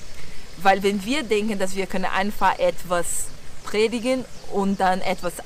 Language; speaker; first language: German; non-native, learner; Portuguese